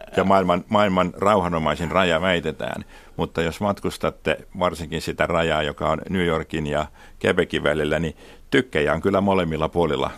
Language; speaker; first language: Finnish; native; Finnish